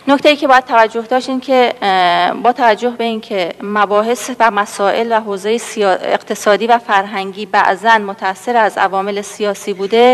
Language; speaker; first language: Persian; native; Persian